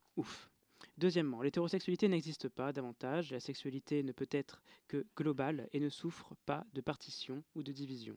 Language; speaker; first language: French; native; French